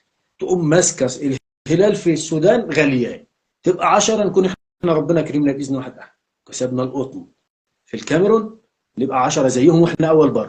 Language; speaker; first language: Arabic; native; Arabic